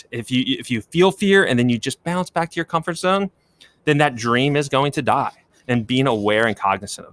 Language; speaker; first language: English; native; English